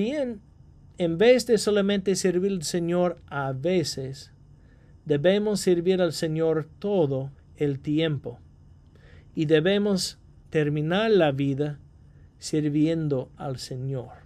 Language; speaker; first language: Spanish; non-native, fluent; English